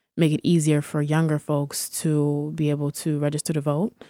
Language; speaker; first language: English; native; English